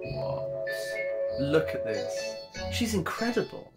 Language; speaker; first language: English; native; English